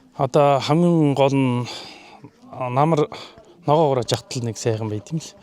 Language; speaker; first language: Mongolian; non-native, local second language; Kazakh